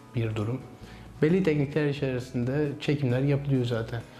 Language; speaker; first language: Turkish; native; Turkish